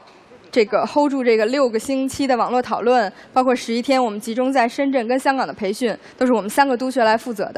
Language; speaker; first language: Chinese; native; Chinese